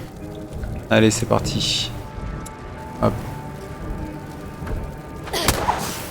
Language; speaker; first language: French; native; French